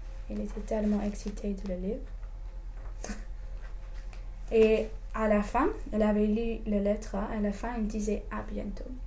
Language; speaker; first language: French; non-native, learner; English